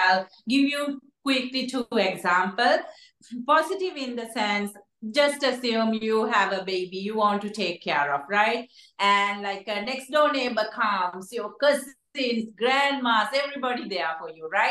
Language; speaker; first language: English; non-native, local second language; Sinhala